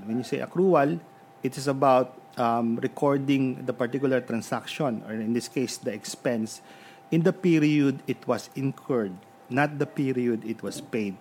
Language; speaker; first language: English; non-native, local second language; Filipino